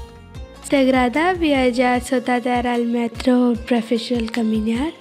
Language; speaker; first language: Catalan; non-native, learner; Spanish